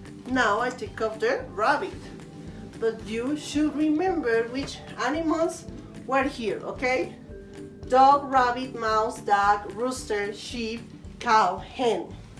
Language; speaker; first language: English; non-native, learner; Spanish